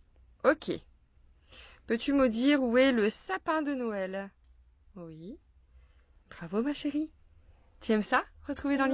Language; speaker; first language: French; native; French